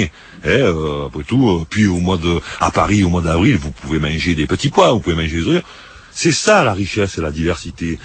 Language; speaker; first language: French; native; French